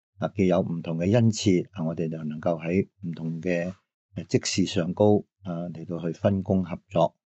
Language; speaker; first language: Cantonese; native; Cantonese